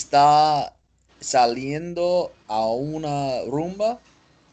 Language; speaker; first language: Spanish; non-native, learner; English